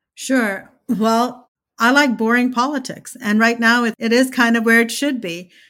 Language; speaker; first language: English; early bilingual, other home language; Telugu